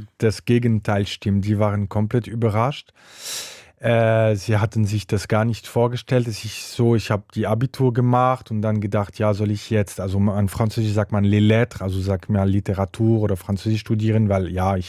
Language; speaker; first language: German; non-native, local second language; French